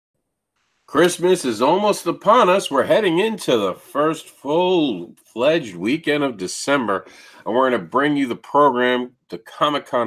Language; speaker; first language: English; native; English